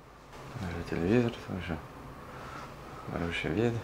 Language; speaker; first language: Russian; non-native, learner; English